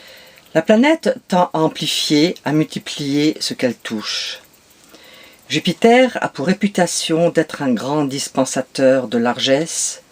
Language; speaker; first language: French; native; French